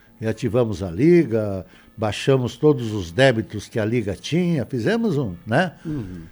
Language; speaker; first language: Portuguese; native; Portuguese